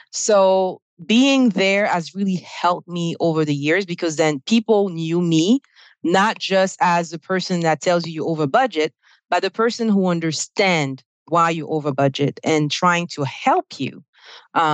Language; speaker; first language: English; non-native, fluent; French